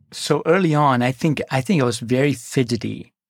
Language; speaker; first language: English; non-native, local second language; Malayalam